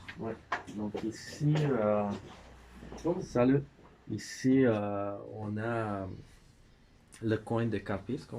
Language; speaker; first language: French; non-native, fluent; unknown